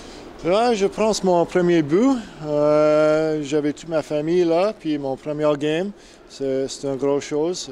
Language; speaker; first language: French; non-native, learner; English